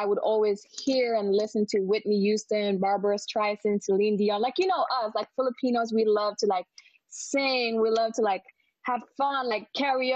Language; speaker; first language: English; non-native, local second language; Filipino